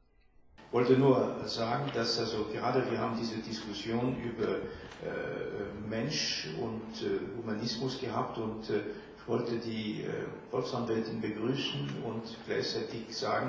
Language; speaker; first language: German; non-native, fluent; French